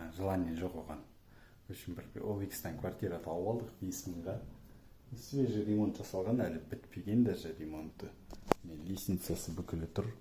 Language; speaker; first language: Kazakh; non-native, local second language; Russian